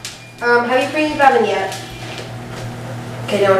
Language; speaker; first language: English; native; English